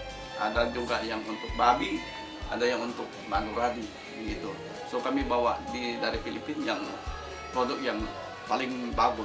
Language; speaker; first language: Indonesian; non-native, fluent; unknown